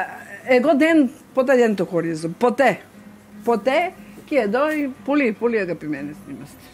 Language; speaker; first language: Greek; non-native, learner; Bulgarian